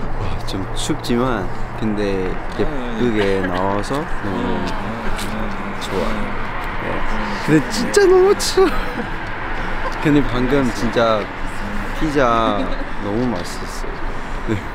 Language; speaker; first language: Korean; non-native, fluent; Cantonese